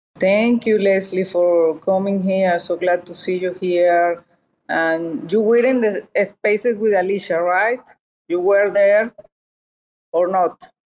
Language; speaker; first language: English; non-native, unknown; Italian